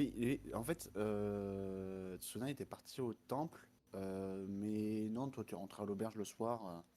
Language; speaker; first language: French; native; French